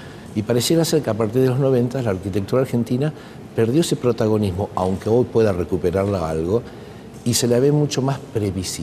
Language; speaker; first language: Spanish; native; Spanish